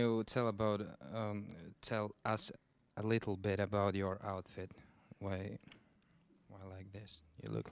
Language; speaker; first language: English; non-native, learner; Russian